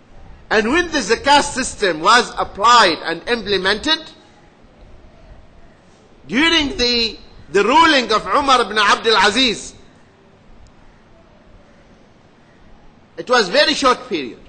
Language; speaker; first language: English; non-native, fluent; Arabic